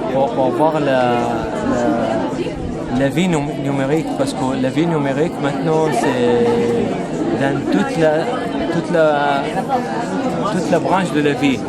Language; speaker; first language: French; non-native, learner; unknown